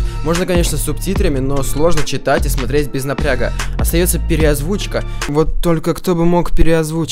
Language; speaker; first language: Russian; native; Russian